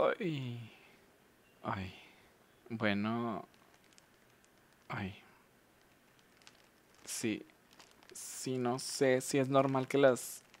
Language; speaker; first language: Spanish; native; Spanish